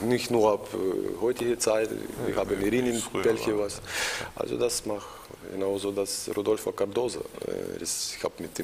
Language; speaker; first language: German; non-native, learner; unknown